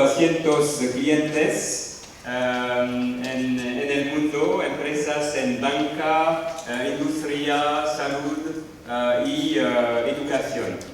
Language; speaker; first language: Spanish; non-native, learner; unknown